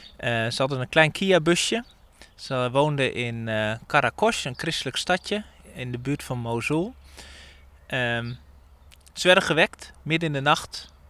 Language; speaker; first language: Dutch; native; Dutch